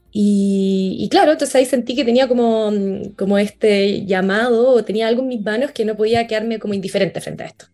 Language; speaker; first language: Spanish; native; Spanish